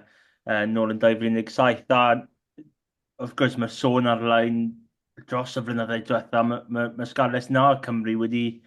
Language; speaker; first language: Welsh; non-native, local second language; English